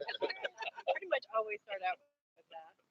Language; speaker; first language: English; native; English